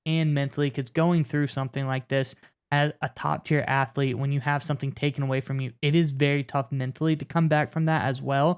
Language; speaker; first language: English; native; English